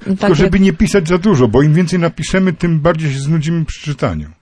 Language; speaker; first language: Polish; native; Polish